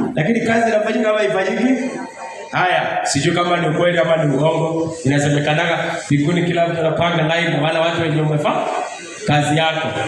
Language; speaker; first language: Swahili; non-native, local second language; Luyia